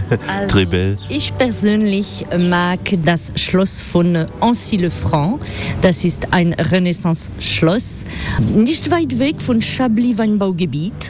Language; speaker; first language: German; non-native, fluent; French